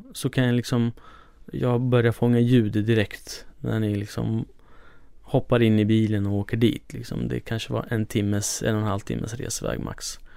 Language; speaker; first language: Swedish; early bilingual, other home language; Kurdish